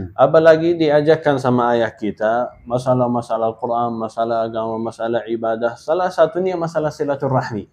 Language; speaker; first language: Indonesian; non-native, fluent; Arabic